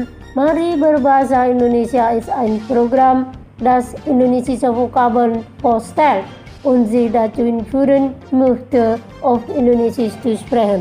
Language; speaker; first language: German; non-native, fluent; Indonesian